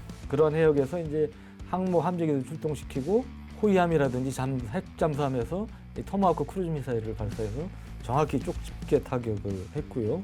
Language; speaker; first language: Korean; native; Korean